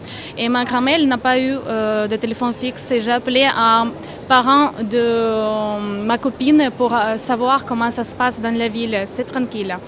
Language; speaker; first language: French; non-native, fluent; Ukrainian